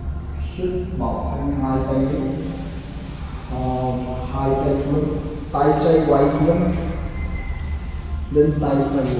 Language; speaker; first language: Vietnamese; non-native, learner; Hindi